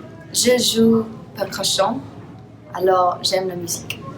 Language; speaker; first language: French; non-native, learner; English